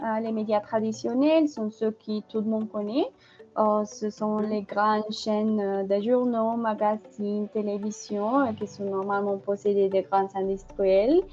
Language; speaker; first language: French; non-native, fluent; Spanish